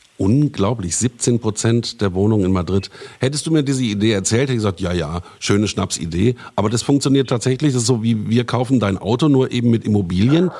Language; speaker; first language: German; native; German